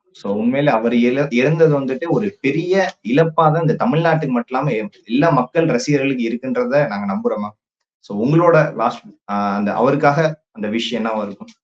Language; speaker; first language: Tamil; native; Tamil